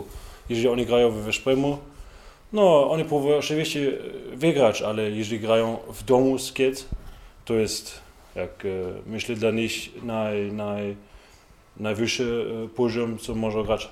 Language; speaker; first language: Polish; non-native, learner; German